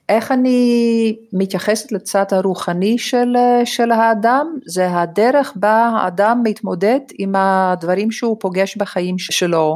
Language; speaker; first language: Hebrew; non-native, fluent; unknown